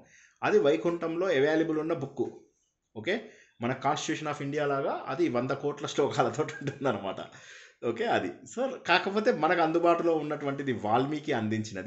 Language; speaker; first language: Telugu; native; Telugu